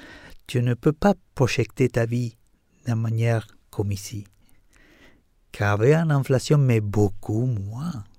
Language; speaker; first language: French; non-native, learner; Spanish